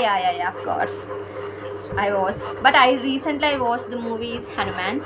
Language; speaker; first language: English; non-native, learner; Kannada